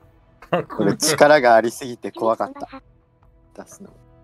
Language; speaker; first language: Japanese; native; Japanese